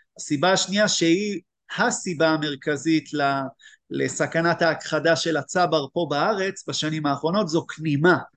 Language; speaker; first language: Hebrew; native; Hebrew